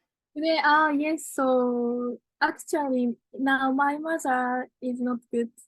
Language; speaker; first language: English; non-native, learner; Japanese